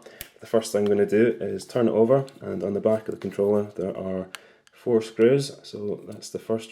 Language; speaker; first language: English; native; English